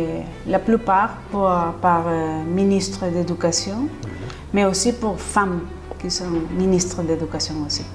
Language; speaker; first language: French; non-native, fluent; Spanish